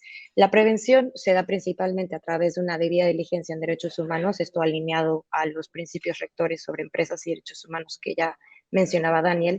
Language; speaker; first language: Spanish; native; Spanish